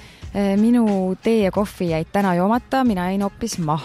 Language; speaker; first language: Estonian; native; Estonian